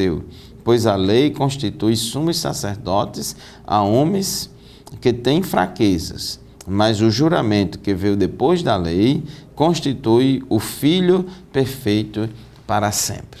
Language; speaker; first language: Portuguese; native; Portuguese